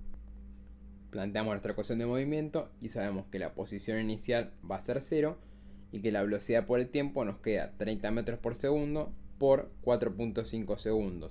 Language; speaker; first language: Spanish; native; Spanish